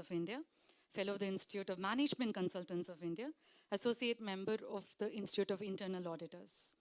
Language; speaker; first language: English; non-native, local second language; Tamil